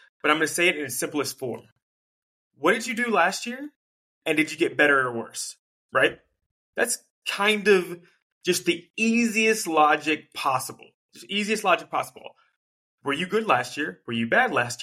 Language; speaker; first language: English; native; English